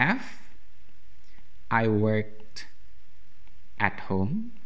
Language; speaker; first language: English; non-native, fluent; Indonesian